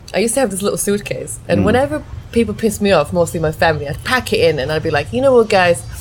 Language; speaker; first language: English; non-native, fluent; Slovak